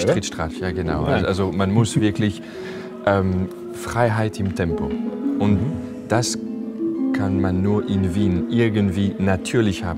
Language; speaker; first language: German; non-native, fluent; French